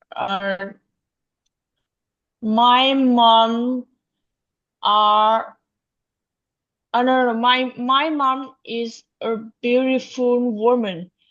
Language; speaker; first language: English; non-native, learner; Vietnamese